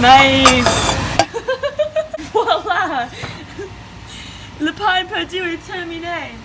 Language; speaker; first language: French; non-native, learner; English